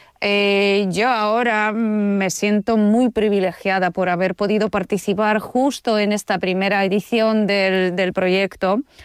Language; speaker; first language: Spanish; non-native, fluent; Polish